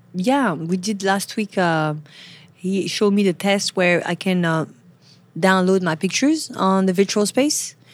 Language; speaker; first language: English; non-native, fluent; French